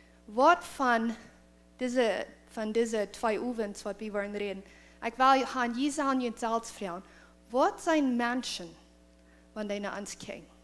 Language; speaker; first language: German; non-native, learner; Plautdietsch